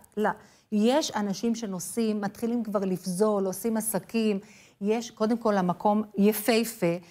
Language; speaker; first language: Hebrew; non-native, fluent; English